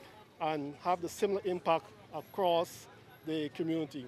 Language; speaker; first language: English; native; English